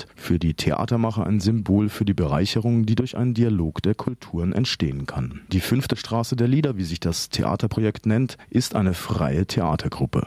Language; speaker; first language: German; native; German